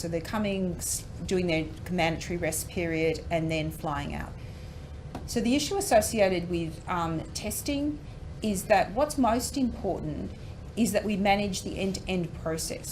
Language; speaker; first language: English; native; English